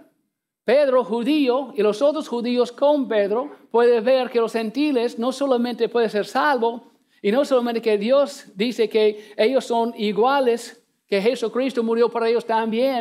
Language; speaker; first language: Spanish; non-native, learner; English